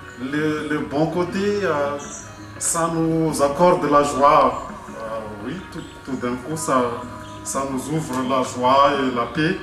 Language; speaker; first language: French; non-native, local second language; Malagasy